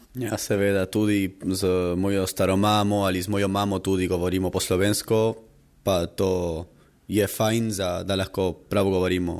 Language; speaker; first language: Slovenian; early bilingual, heritage; Spanish